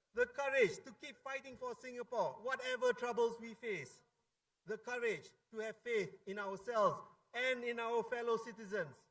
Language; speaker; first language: English; non-native, local second language; Malay